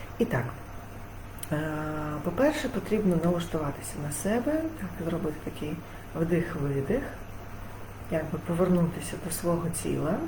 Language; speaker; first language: Ukrainian; non-native, local second language; Russian